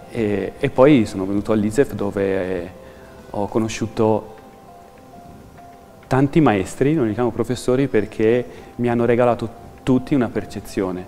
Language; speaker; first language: Italian; native; Italian